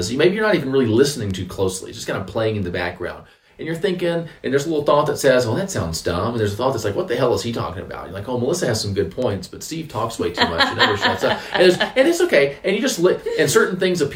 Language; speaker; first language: English; native; English